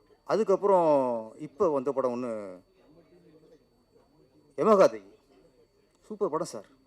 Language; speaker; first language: Tamil; native; Tamil